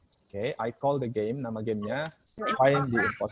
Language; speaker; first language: English; non-native, fluent; Indonesian